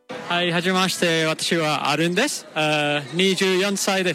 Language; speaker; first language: Japanese; non-native, learner; English